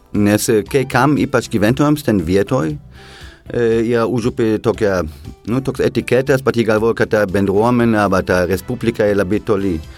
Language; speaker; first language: Lithuanian; non-native, fluent; German